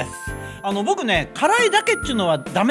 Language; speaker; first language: Japanese; native; Japanese